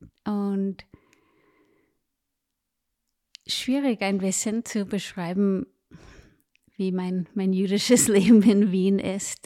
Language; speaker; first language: German; non-native, fluent; English